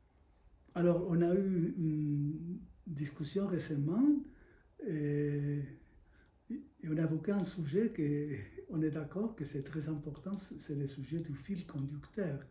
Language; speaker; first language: French; non-native, fluent; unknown